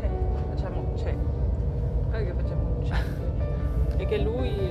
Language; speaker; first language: Italian; non-native, learner; French